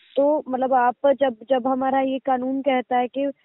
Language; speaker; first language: Hindi; native; Hindi